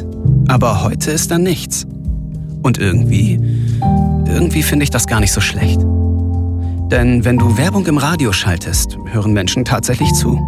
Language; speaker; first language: German; native; German